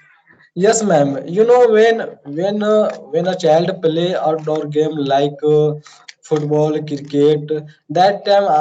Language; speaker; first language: English; non-native, learner; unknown